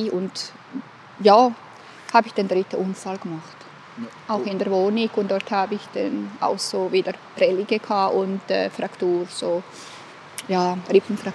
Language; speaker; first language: German; non-native, fluent; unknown